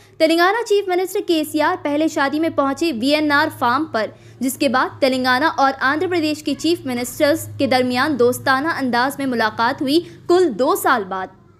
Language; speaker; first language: Urdu; native; Urdu